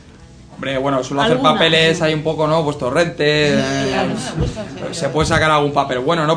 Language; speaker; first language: Spanish; native; Spanish